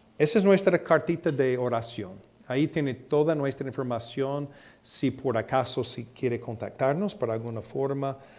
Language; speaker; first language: Spanish; non-native, fluent; English